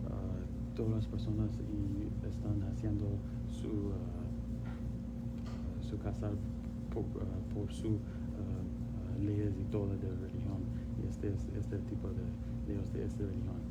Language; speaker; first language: Spanish; non-native, learner; Pashto